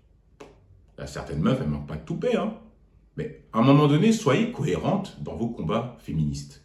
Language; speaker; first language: French; native; French